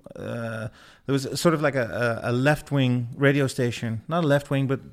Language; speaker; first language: English; non-native, fluent; Dutch